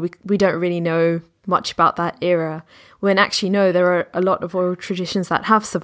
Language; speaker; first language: English; native; English